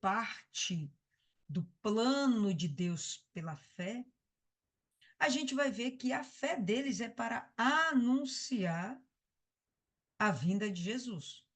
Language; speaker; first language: Portuguese; native; Portuguese